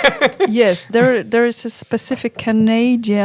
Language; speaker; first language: English; non-native, fluent; Polish